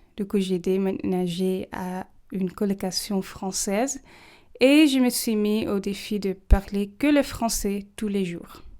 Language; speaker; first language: French; non-native, fluent; English